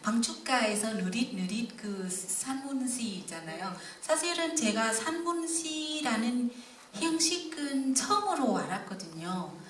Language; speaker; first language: Korean; non-native, fluent; Vietnamese